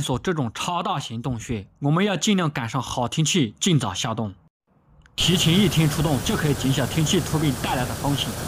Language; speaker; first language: Chinese; native; Chinese